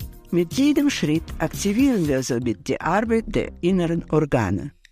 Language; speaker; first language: German; non-native, fluent; Russian